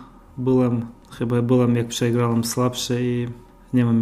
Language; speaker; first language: Polish; non-native, fluent; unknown